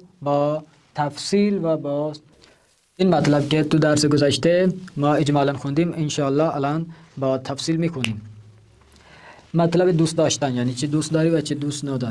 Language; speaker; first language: Persian; non-native, fluent; Urdu